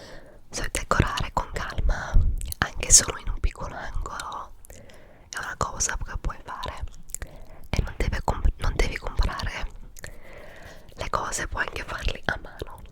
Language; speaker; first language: Italian; early bilingual, heritage; English